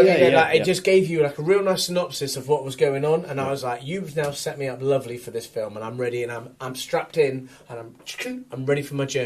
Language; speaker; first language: English; native; English